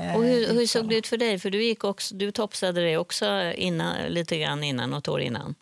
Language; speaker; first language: Swedish; native; Swedish